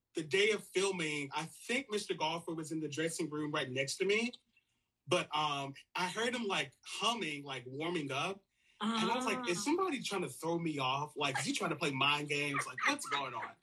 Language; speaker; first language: English; native; English